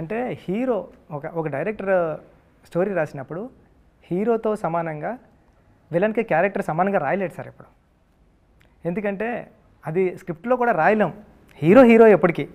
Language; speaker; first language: Telugu; native; Telugu